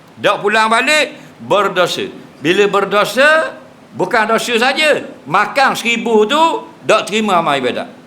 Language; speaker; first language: Malay; native; Malay